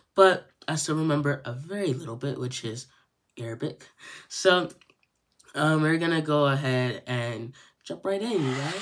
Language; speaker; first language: English; native; English